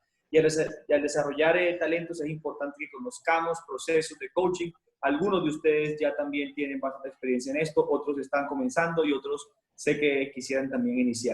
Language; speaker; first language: Spanish; native; Spanish